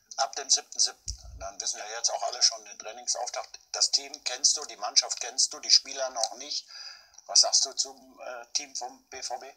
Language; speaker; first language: German; native; German